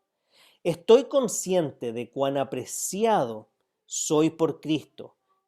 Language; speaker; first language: Spanish; native; Spanish